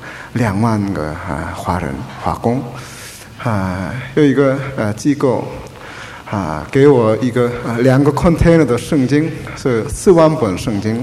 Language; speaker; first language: Chinese; non-native, fluent; Korean